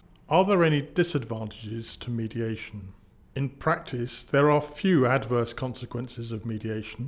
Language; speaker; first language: English; native; English